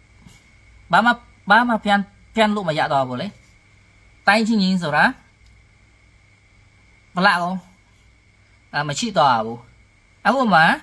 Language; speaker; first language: Burmese; non-native, learner; Khmer